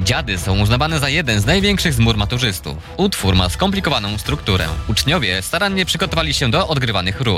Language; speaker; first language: Polish; native; Polish